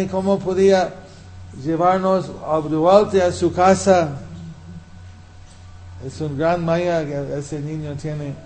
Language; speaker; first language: Spanish; non-native, fluent; English